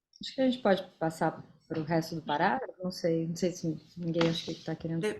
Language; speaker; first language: Portuguese; native; Portuguese